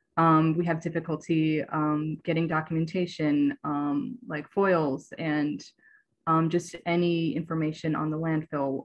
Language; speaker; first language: English; native; English